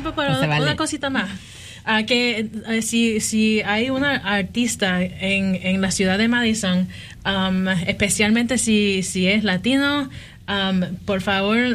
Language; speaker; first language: Spanish; early bilingual, heritage; Spanish